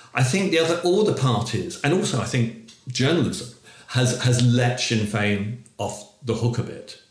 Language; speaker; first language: English; native; English